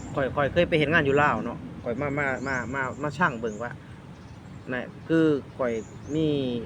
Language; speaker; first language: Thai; non-native, fluent; Lao